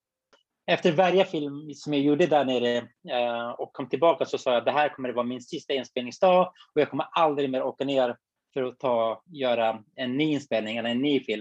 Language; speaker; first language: Swedish; non-native, fluent; Kurdish